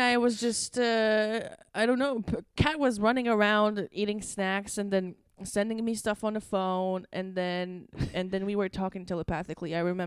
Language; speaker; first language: English; non-native, fluent; Latvian